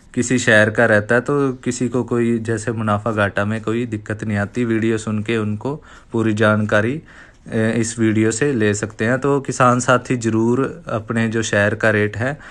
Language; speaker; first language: Hindi; non-native, local second language; Punjabi